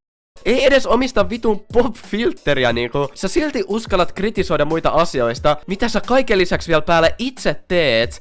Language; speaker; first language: Finnish; native; Finnish